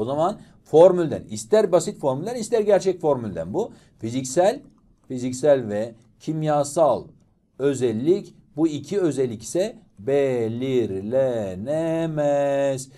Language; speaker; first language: Turkish; native; Turkish